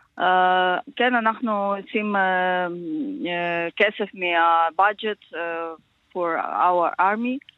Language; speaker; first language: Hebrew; non-native, learner; Ukrainian